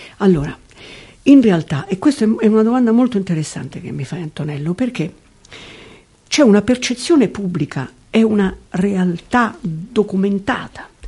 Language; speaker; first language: Italian; native; Italian